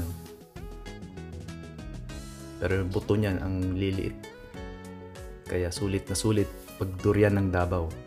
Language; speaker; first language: Filipino; native; Filipino